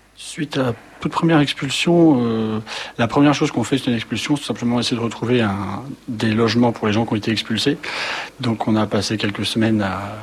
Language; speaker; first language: French; native; French